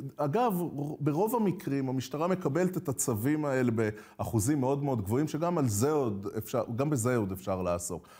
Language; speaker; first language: Hebrew; native; Hebrew